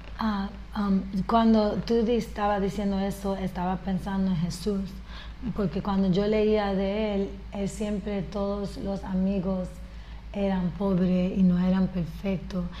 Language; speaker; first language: Spanish; early bilingual, heritage; Spanish